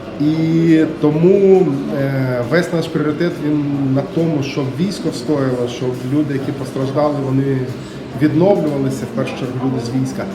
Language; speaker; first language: Ukrainian; native; Ukrainian